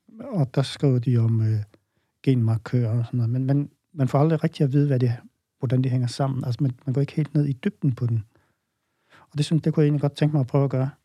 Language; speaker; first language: Danish; native; Danish